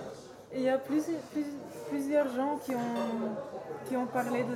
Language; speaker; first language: French; non-native, learner; Dutch